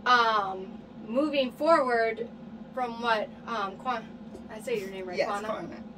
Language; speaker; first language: English; native; English